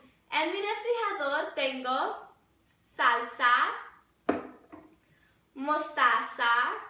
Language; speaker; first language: Spanish; non-native, learner; English